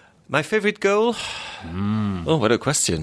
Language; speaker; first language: English; non-native, fluent; French